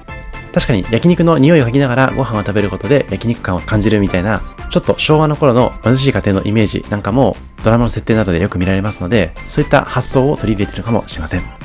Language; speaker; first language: Japanese; native; Japanese